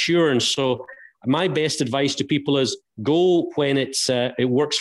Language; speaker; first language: English; native; English